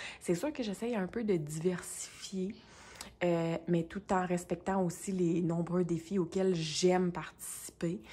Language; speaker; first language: French; native; French